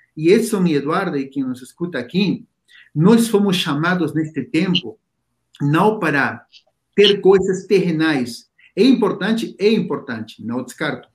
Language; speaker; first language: Portuguese; non-native, fluent; Spanish